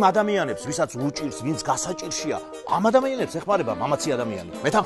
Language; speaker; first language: Georgian; native; Georgian